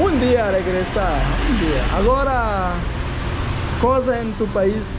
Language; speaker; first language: Spanish; non-native, learner; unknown